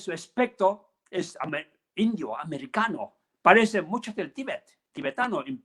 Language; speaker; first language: Spanish; non-native, learner; Tibetan